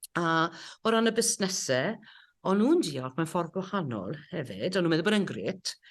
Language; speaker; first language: Welsh; native; Welsh